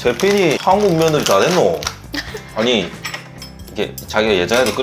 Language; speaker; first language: Korean; native; Korean